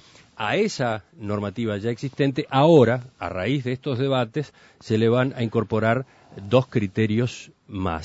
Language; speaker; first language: Spanish; native; Spanish